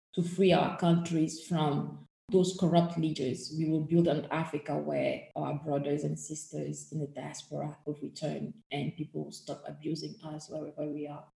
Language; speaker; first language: English; non-native, fluent; French